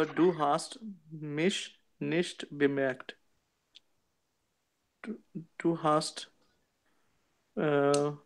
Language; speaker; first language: German; non-native, learner; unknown